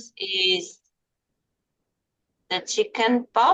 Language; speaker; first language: English; non-native, learner; Spanish